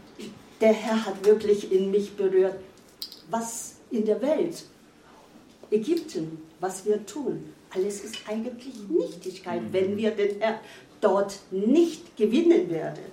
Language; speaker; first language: German; non-native, fluent; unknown